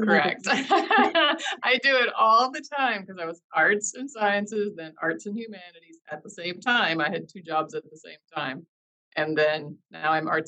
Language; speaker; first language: English; native; English